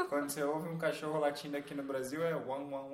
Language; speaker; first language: Portuguese; native; Portuguese